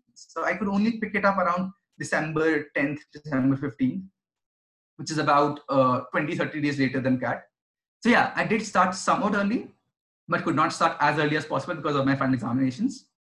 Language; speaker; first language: English; non-native, local second language; Hindi